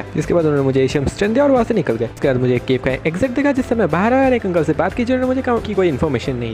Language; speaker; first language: Hindi; native; Hindi